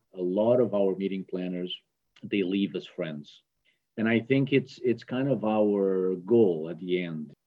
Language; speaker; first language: English; non-native, fluent; Portuguese